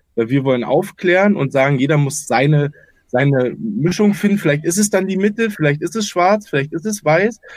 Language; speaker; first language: German; native; German